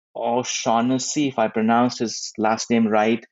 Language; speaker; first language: English; non-native, local second language; Hindi